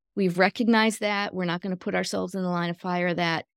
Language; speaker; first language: English; native; English